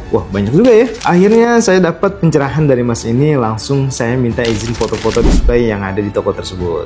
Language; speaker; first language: Indonesian; native; Indonesian